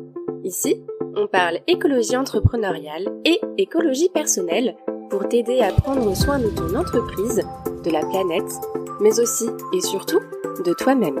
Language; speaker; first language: French; native; French